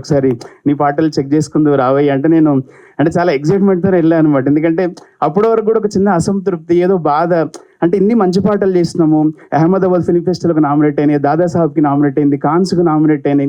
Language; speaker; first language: Telugu; native; Telugu